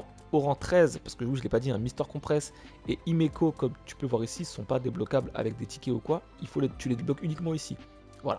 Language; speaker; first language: French; native; French